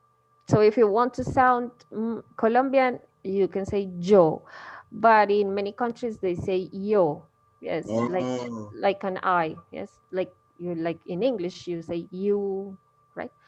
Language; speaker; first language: English; non-native, fluent; Spanish